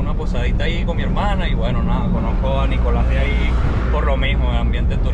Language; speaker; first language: Spanish; native; Spanish